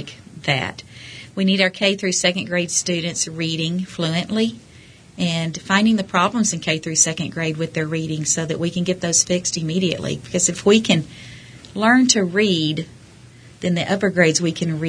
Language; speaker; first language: English; native; English